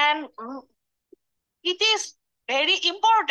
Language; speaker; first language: English; non-native, learner; Bangla